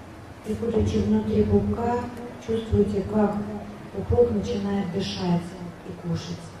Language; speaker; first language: Russian; native; Russian